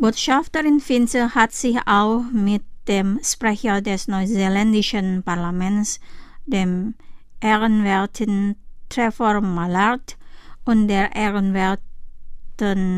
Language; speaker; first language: German; non-native, fluent; Indonesian